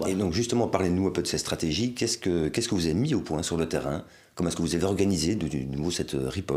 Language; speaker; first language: French; native; French